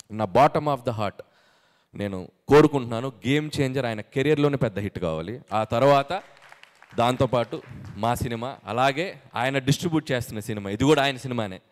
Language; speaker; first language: Telugu; native; Telugu